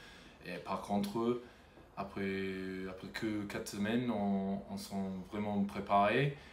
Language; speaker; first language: French; non-native, fluent; English